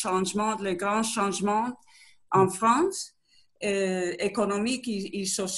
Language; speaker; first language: French; non-native, learner; Spanish